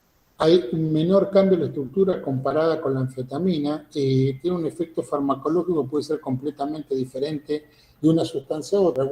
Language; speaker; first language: Spanish; native; Spanish